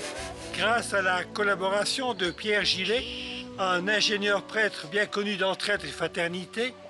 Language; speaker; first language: French; native; French